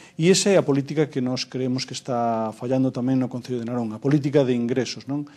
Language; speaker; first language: Galician; native; Galician